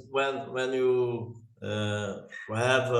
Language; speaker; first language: English; non-native, learner; Portuguese